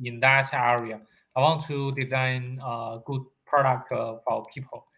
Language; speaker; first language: English; non-native, learner; Chinese